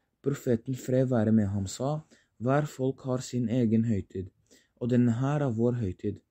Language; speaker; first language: Norwegian; non-native, fluent; Arabic